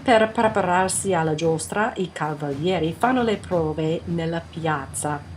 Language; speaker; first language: Italian; non-native, fluent; English